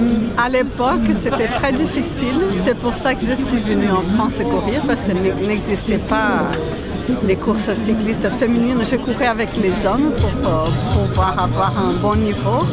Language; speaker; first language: French; non-native, fluent; Portuguese